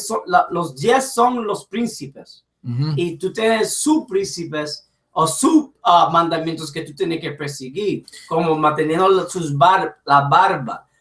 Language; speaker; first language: Spanish; early bilingual, heritage; English